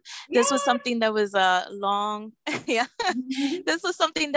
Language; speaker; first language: English; native; English